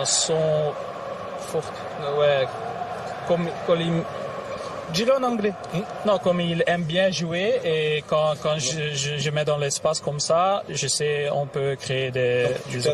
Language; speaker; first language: French; non-native, local second language; Dutch